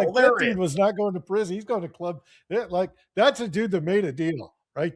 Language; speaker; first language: English; native; English